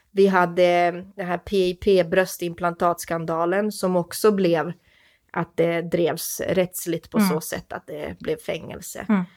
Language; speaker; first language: Swedish; non-native, fluent; Croatian